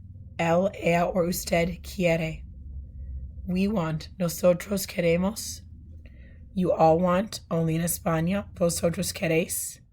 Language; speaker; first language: Spanish; non-native, fluent; English